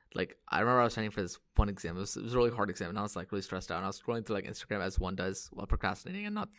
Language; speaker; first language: English; early bilingual, other home language; Hindi